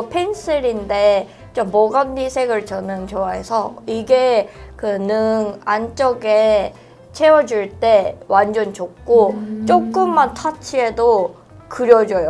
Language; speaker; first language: Korean; non-native, fluent; Japanese